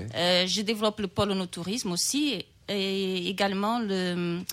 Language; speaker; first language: French; non-native, fluent; Portuguese